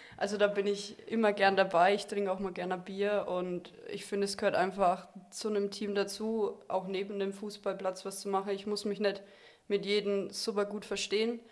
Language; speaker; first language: German; native; German